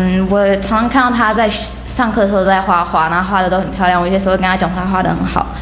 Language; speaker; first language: Chinese; early bilingual, heritage; Chinese